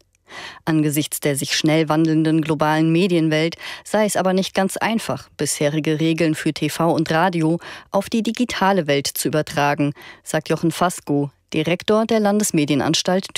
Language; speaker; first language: German; native; German